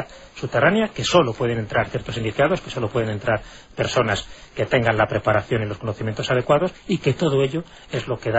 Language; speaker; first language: Spanish; native; Spanish